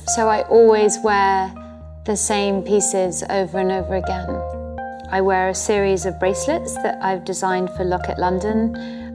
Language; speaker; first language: English; native; English